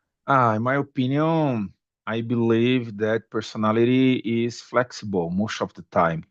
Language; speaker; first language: English; non-native, learner; Portuguese